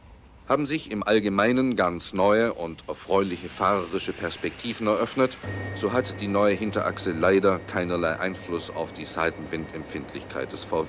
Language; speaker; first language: German; native; German